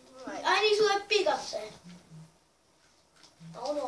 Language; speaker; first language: Finnish; native; Finnish